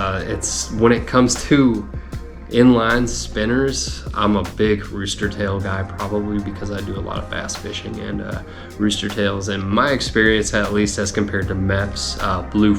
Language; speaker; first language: English; native; English